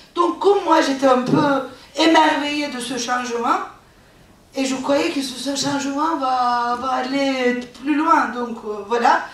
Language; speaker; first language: French; non-native, fluent; Turkish